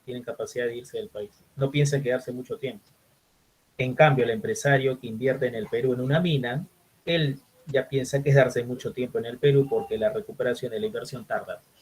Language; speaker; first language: Spanish; native; Spanish